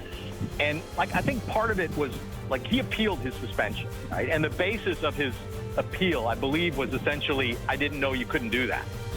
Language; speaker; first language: English; native; English